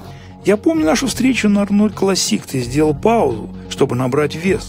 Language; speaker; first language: Russian; native; Russian